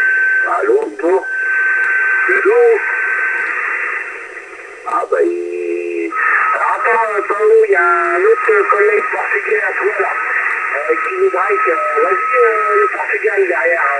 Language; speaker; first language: French; native; French